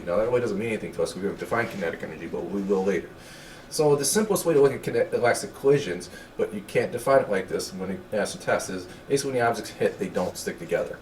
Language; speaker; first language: English; native; English